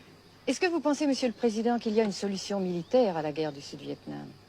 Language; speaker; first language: French; native; French